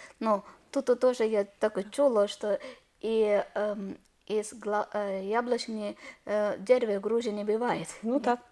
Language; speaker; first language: Ukrainian; non-native, learner; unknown